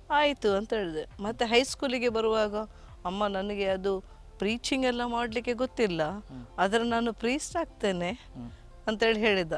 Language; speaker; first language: Kannada; non-native, local second language; Konkani